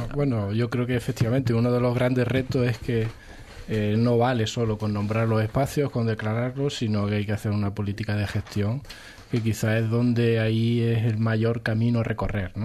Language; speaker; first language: Spanish; native; Spanish